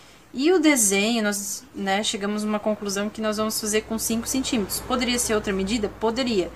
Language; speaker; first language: Portuguese; native; Portuguese